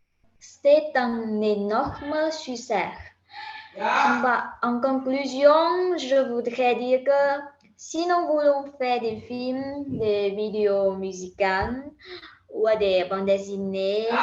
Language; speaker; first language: French; non-native, learner; Vietnamese